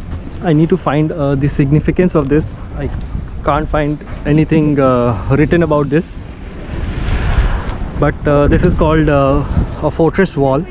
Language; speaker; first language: English; non-native, local second language; Hindi